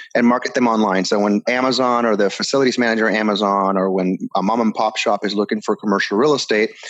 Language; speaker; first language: English; early bilingual, other home language; Spanish